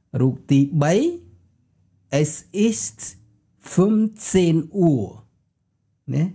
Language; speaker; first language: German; non-native, fluent; Khmer